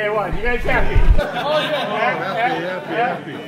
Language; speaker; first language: English; native; English